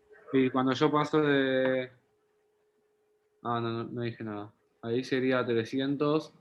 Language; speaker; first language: Spanish; native; Spanish